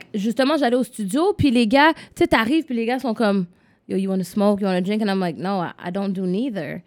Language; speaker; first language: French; non-native, local second language; English